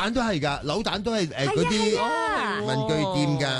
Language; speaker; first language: Cantonese; native; Cantonese